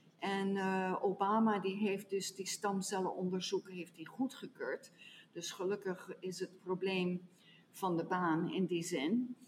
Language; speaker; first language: Dutch; native; Dutch